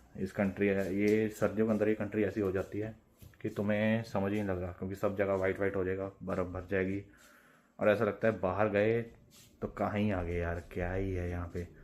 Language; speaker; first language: Hindi; non-native, local second language; Punjabi